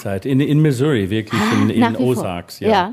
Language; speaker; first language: German; non-native, fluent; English